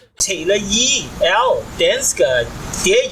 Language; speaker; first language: Danish; non-native, learner; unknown